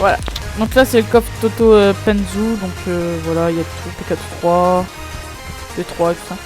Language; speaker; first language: French; native; French